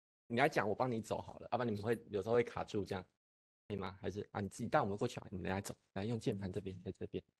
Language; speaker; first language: Chinese; native; Chinese